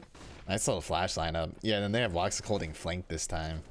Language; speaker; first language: English; native; English